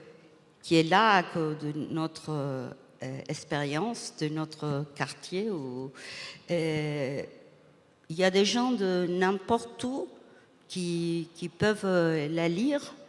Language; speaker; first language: French; non-native, fluent; Spanish